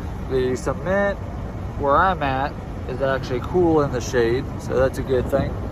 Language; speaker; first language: English; native; English